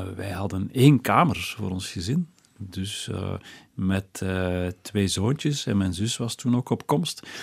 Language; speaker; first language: Dutch; early bilingual, other home language; Berber languages